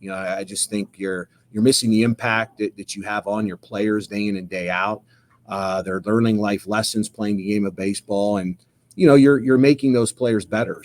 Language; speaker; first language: English; native; English